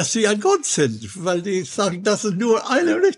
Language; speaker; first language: German; non-native, fluent; English